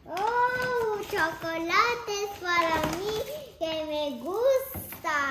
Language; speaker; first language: Spanish; early bilingual, heritage; Spanish